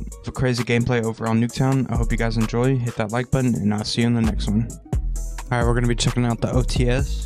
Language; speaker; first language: English; native; English